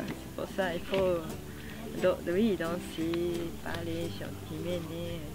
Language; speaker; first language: French; non-native, learner; Japanese